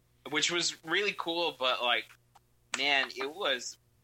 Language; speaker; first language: English; early bilingual, other home language; Spanish